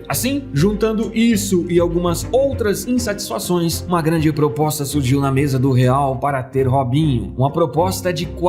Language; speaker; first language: Portuguese; native; Portuguese